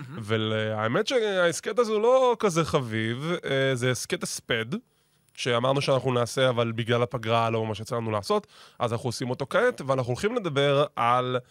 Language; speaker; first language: Hebrew; native; Hebrew